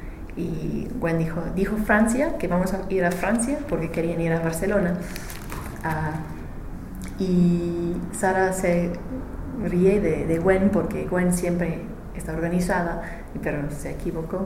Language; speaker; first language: Spanish; non-native, learner; English